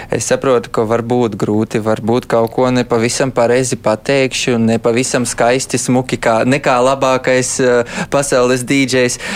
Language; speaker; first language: Latvian; early bilingual, heritage; Latvian